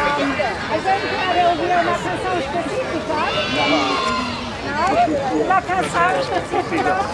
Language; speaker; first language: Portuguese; non-native, fluent; German